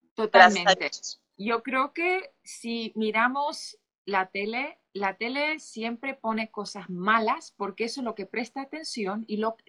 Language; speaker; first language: Spanish; non-native, fluent; Polish